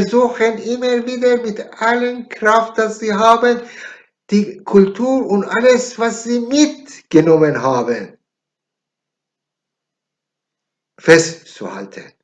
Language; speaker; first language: German; non-native, learner; Persian